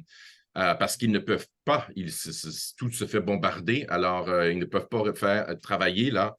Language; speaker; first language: French; early bilingual, other home language; Ukrainian